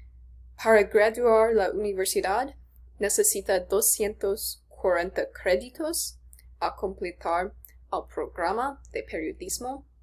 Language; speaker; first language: Spanish; non-native, learner; English